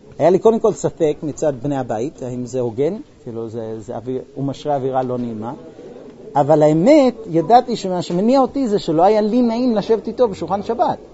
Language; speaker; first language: Hebrew; non-native, fluent; English